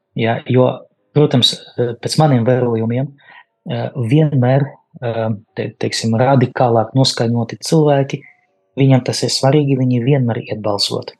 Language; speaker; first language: Latvian; non-native, local second language; Russian